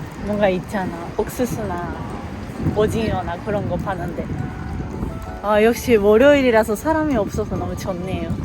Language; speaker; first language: Korean; non-native, fluent; Japanese